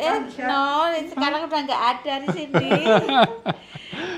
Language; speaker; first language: Indonesian; native; Indonesian